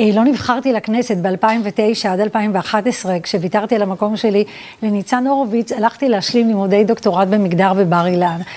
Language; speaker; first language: Hebrew; early bilingual, other home language; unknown